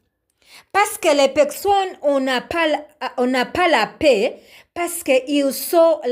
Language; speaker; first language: French; non-native, learner; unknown